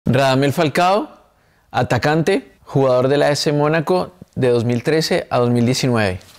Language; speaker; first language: Spanish; native; Spanish